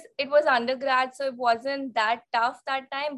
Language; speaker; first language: English; non-native, local second language; Hindi